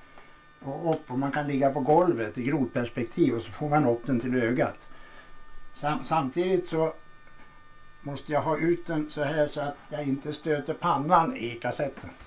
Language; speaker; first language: Swedish; native; Swedish